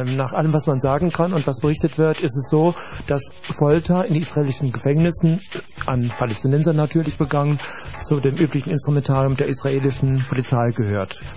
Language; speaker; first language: German; native; German